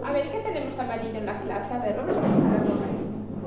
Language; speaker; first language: Spanish; native; Spanish